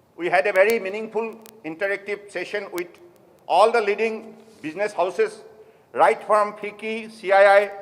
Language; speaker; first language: English; non-native, local second language; Assamese